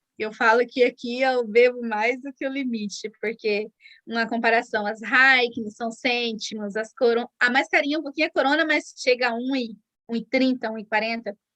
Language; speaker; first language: Portuguese; native; Portuguese